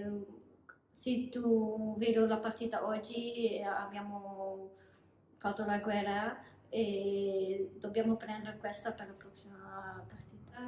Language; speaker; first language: Italian; non-native, learner; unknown